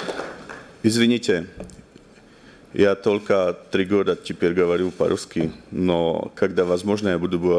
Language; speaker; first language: Russian; non-native, learner; Slovak